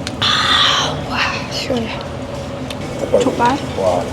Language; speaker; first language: Korean; non-native, learner; Vietnamese